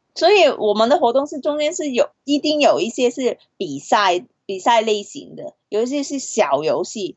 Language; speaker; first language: Chinese; non-native, fluent; Cantonese